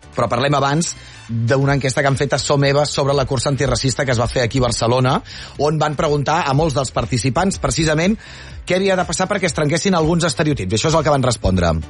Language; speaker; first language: Catalan; native; Catalan